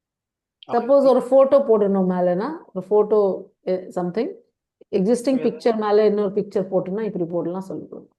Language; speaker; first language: Tamil; non-native, fluent; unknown